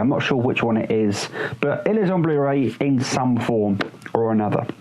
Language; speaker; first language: English; native; English